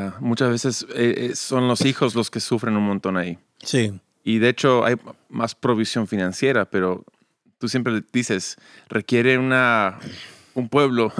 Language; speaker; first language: Spanish; early bilingual, other home language; English